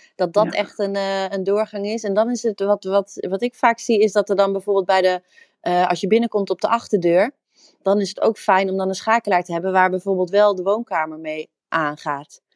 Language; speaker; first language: Dutch; native; Dutch